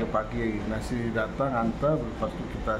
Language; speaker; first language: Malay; non-native, local second language; Sasak